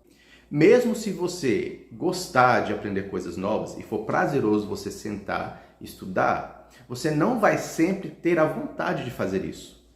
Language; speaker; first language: Portuguese; early bilingual, heritage; Portuguese